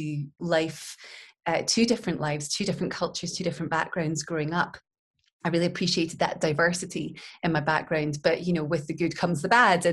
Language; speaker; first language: English; native; English